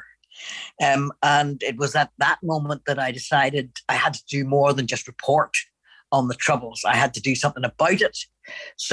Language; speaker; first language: English; native; English